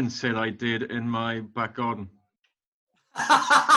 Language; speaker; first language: English; native; English